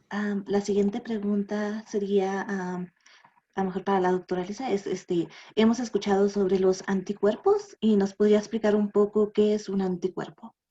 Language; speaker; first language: Spanish; early bilingual, other home language; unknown